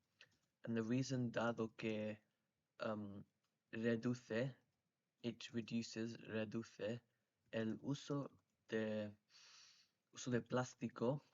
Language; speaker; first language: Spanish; non-native, fluent; English